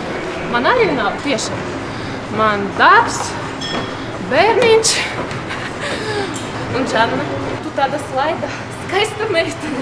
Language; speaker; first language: Latvian; non-native, learner; Russian